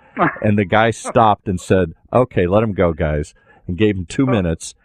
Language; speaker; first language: English; native; English